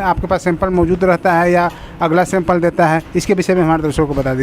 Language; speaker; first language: Hindi; native; Hindi